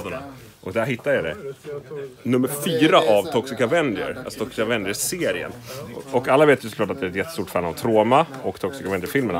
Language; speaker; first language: Swedish; native; Swedish